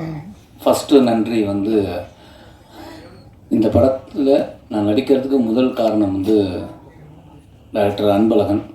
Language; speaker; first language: Tamil; native; Tamil